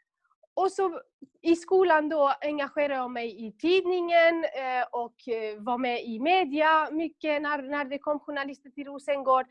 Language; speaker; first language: Swedish; non-native, local second language; Kurdish